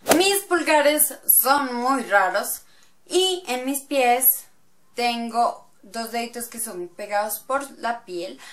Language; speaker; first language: Spanish; native; Spanish